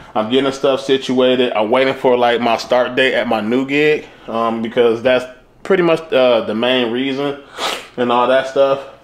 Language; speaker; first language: English; native; English